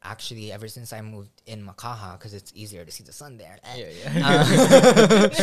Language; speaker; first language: English; early bilingual, other home language; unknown